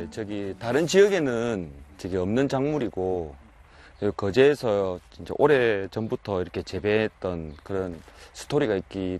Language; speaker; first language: Korean; native; Korean